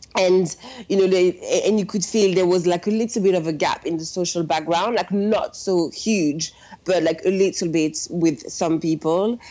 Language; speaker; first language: English; non-native, fluent; French